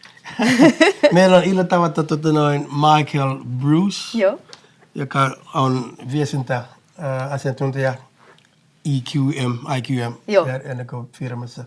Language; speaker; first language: Finnish; non-native, fluent; English